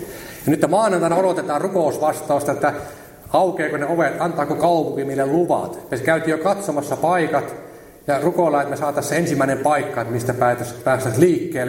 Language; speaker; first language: Finnish; native; Finnish